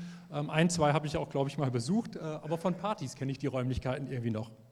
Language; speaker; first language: German; native; German